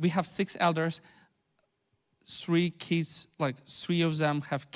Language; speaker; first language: English; non-native, fluent; Ukrainian